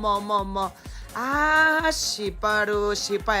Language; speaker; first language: Korean; non-native, learner; Mongolian